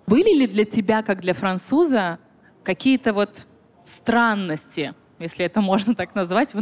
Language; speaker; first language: Russian; native; Russian